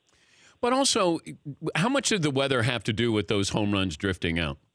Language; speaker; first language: English; native; English